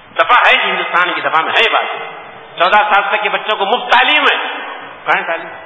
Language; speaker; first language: Urdu; native; Urdu